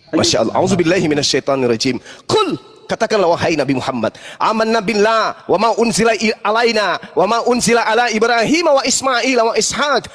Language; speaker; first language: Indonesian; native; Indonesian